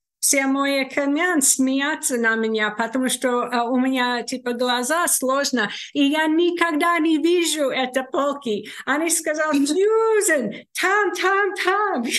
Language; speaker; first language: Russian; non-native, learner; English